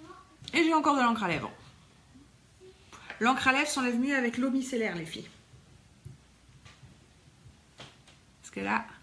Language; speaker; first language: French; native; French